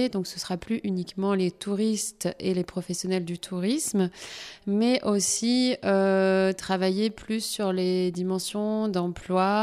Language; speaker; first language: French; native; French